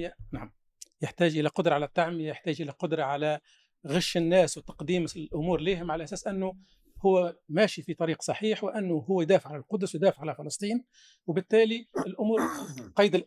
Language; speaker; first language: Arabic; native; Arabic